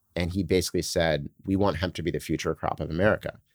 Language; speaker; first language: English; native; English